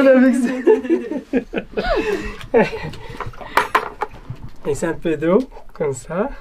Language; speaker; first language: French; non-native, learner; Arabic